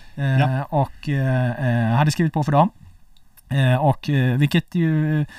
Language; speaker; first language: Swedish; native; Swedish